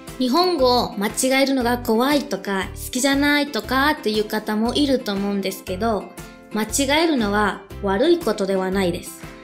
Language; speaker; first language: Japanese; non-native, fluent; Spanish